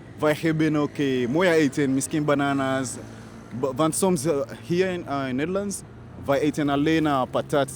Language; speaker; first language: Dutch; non-native, learner; Ganda